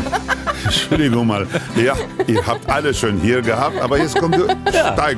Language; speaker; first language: German; non-native, fluent; Spanish